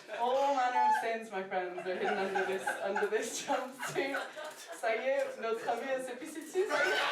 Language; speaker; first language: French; non-native, fluent; English